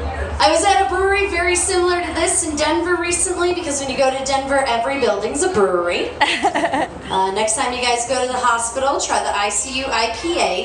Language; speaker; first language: English; native; English